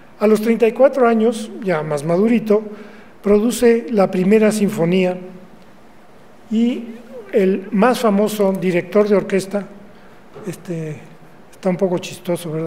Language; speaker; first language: Spanish; native; Spanish